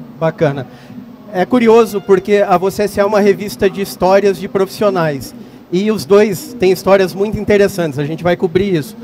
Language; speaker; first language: Portuguese; native; Portuguese